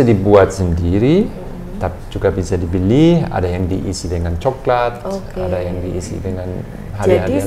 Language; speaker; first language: Indonesian; non-native, fluent; German